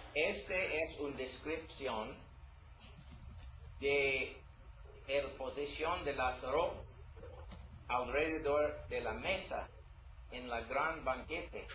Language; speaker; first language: Spanish; non-native, learner; English